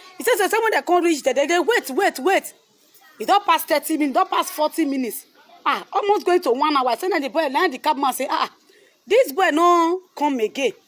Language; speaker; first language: Nigerian Pidgin; non-native, local second language; Bini